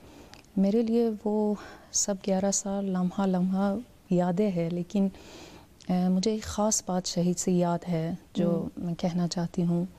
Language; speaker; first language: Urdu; non-native, fluent; Persian